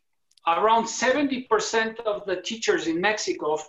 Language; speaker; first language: English; non-native, fluent; Spanish